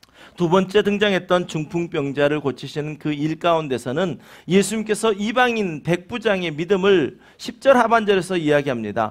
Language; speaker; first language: Korean; native; Korean